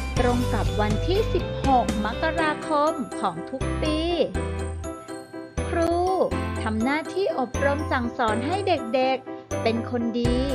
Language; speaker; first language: Thai; native; Thai